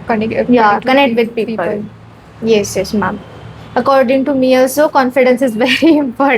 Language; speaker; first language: English; non-native, learner; Marathi